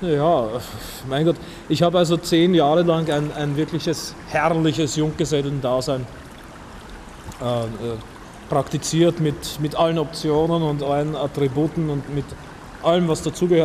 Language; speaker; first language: German; native; German